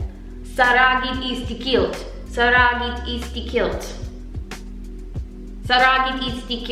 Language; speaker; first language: Estonian; non-native, learner; English